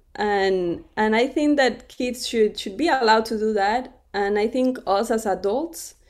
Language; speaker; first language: English; non-native, fluent; Spanish